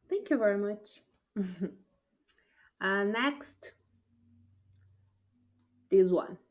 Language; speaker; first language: English; non-native, fluent; Portuguese